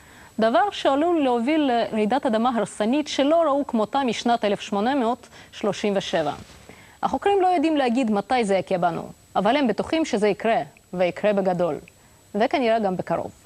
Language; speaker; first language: Hebrew; non-native, local second language; Russian